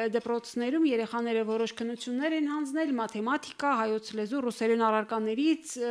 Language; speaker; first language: Armenian; native; Armenian